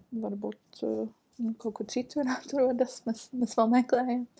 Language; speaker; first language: Latvian; non-native, learner; English